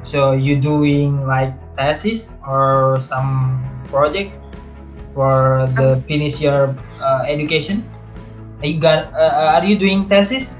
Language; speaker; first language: English; non-native, learner; Indonesian